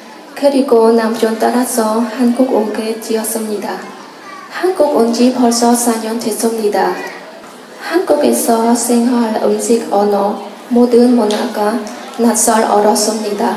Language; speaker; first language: Korean; non-native, learner; Khmer